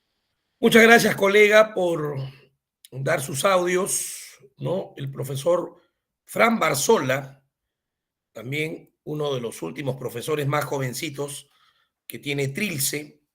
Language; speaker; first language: Spanish; native; Spanish